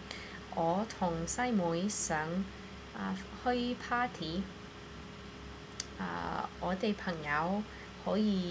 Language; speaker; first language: Cantonese; non-native, learner; English